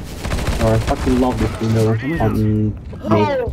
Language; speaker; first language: English; non-native, learner; Russian